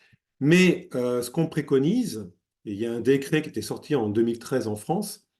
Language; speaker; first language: French; native; French